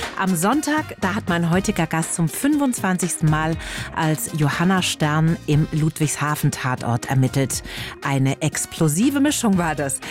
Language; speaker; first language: German; native; German